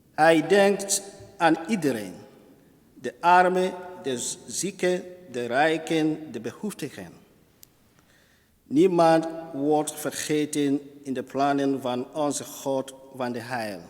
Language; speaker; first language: Dutch; non-native, fluent; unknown